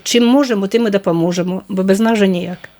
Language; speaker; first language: Ukrainian; native; Ukrainian